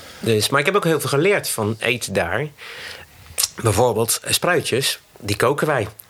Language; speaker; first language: Dutch; native; Dutch